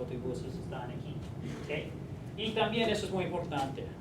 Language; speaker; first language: Spanish; non-native, learner; English